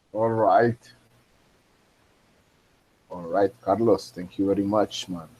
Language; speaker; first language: English; non-native, fluent; Spanish